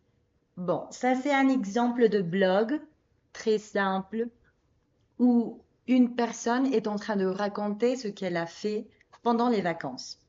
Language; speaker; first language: French; non-native, fluent; Spanish